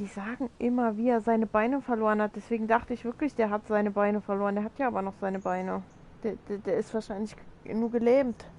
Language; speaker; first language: German; native; German